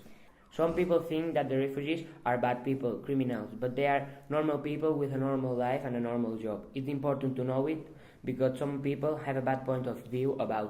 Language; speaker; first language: English; non-native, learner; Catalan